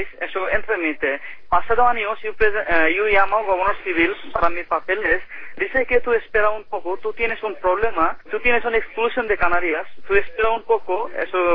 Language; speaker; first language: Spanish; non-native, learner; Bangla